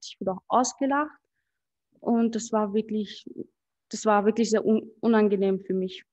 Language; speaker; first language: German; early bilingual, other home language; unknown